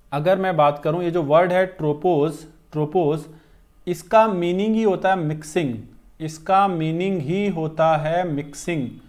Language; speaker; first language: Hindi; native; Hindi